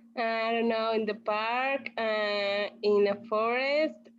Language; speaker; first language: English; non-native, learner; Spanish